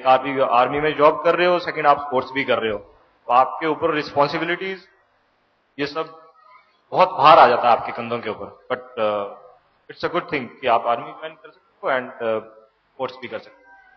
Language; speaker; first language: Hindi; native; Hindi